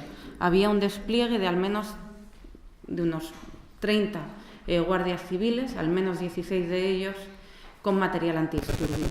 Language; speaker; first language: Spanish; native; Spanish